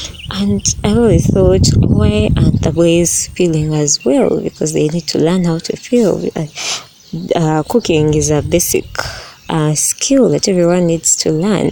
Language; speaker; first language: English; non-native, local second language; Ganda